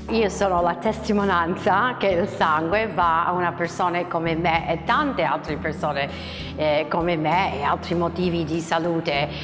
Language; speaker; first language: Italian; non-native, fluent; English